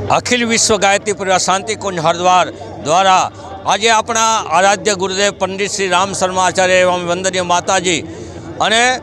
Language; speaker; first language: Gujarati; native; Gujarati